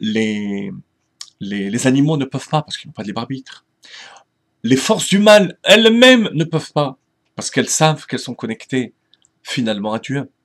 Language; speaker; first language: French; native; French